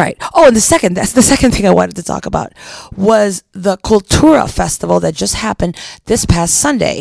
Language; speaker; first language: English; non-native, local second language; Filipino